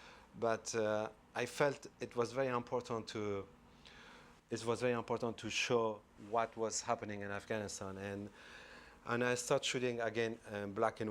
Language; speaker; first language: English; non-native, fluent; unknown